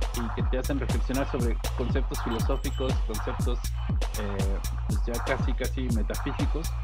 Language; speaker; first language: English; non-native, learner; Spanish